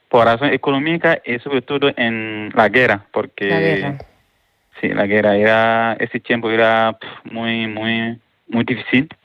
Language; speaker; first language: Spanish; non-native, learner; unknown